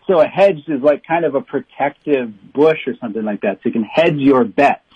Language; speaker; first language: English; native; English